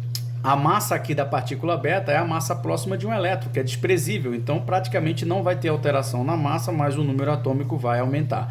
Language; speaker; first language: Portuguese; native; Portuguese